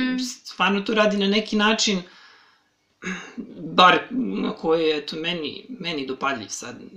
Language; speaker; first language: Serbian; native; Serbian